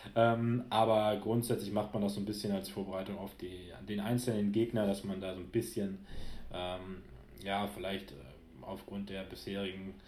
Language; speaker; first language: German; native; German